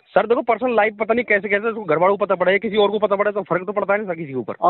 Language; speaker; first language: Hindi; native; Hindi